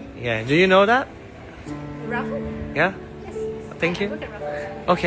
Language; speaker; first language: English; non-native, learner; Thai